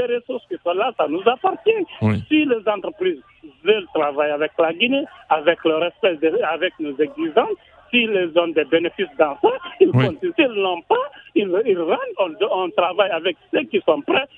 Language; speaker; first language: French; non-native, local second language; Susu